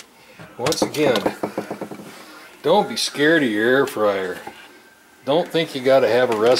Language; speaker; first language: English; native; English